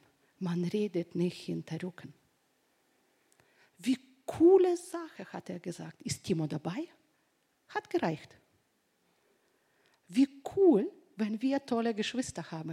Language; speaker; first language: German; non-native, fluent; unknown